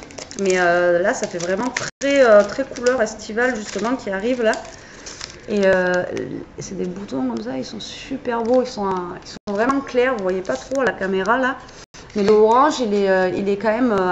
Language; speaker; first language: French; native; French